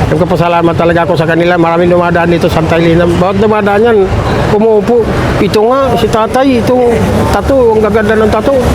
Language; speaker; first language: Filipino; native; Filipino